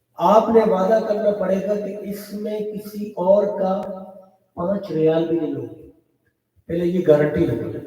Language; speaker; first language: Urdu; non-native, local second language; Pashto